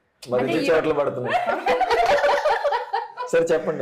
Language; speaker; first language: Telugu; native; Telugu